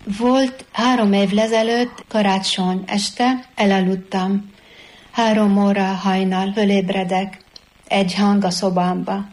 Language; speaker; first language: Hungarian; non-native, fluent; Arabic